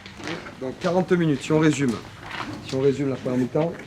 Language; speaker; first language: French; native; French